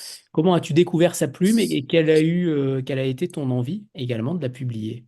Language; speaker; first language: French; native; French